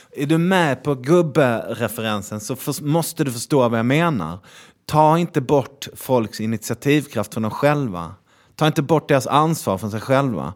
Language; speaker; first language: Swedish; native; Swedish